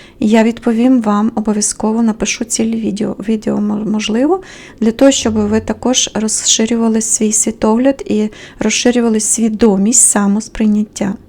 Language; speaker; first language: Ukrainian; native; Ukrainian